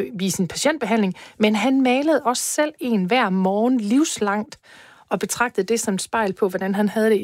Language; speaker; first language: Danish; native; Danish